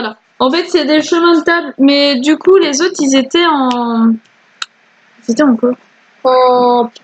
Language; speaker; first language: French; native; French